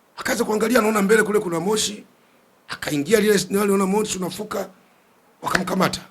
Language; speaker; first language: Swahili; native; Swahili